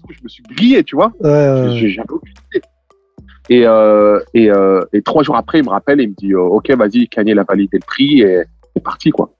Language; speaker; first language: French; native; French